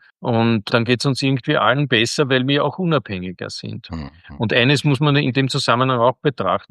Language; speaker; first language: German; native; German